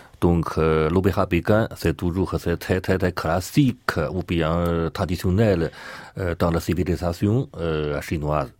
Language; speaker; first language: French; non-native, learner; Chinese